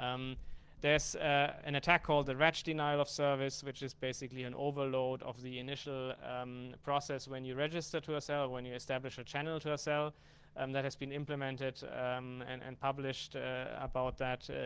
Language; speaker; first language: English; non-native, fluent; German